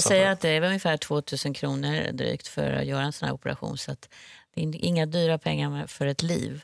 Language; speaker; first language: Swedish; native; Swedish